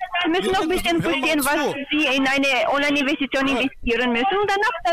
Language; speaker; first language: German; non-native, learner; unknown